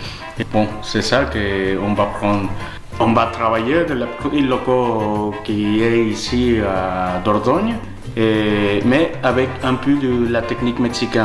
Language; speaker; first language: French; non-native, learner; Spanish